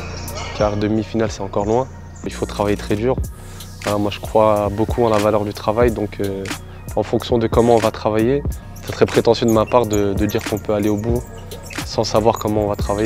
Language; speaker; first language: French; native; French